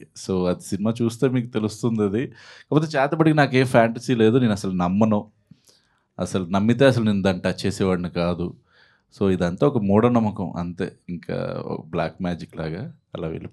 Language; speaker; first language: Telugu; native; Telugu